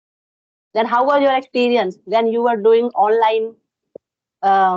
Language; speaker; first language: English; non-native, local second language; Hindi